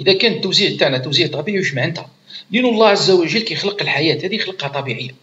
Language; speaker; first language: Arabic; native; Arabic